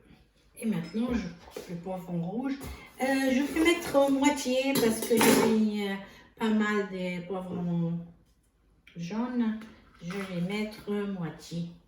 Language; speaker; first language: French; non-native, fluent; Arabic